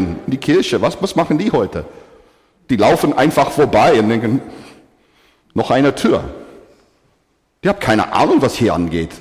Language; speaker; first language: German; non-native, fluent; English